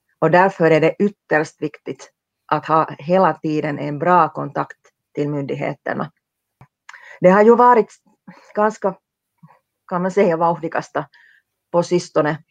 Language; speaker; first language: Swedish; non-native, local second language; Finnish